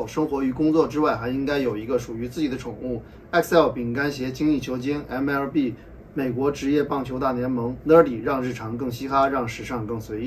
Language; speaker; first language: Chinese; native; Chinese